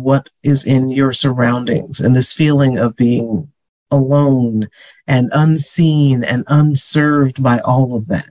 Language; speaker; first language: English; native; English